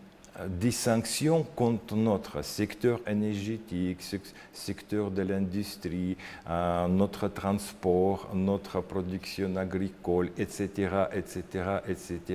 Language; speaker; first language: French; non-native, learner; Russian